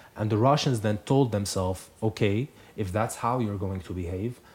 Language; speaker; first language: English; non-native, fluent; Arabic